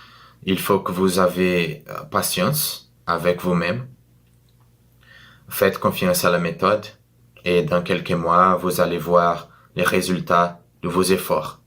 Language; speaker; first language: French; non-native, fluent; Portuguese